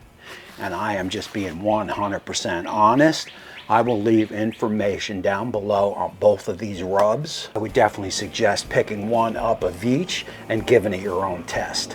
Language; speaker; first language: English; native; English